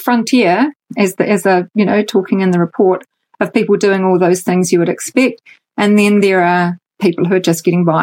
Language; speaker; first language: English; native; English